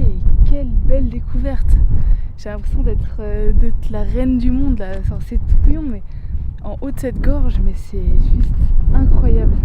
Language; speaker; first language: French; native; French